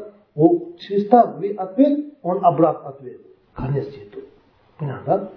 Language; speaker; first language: Russian; non-native, learner; Tibetan